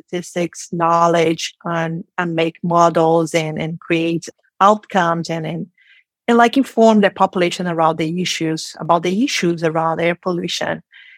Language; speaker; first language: English; non-native, fluent; Portuguese